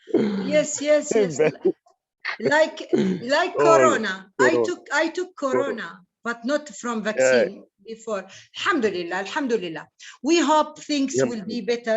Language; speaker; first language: English; non-native, learner; Arabic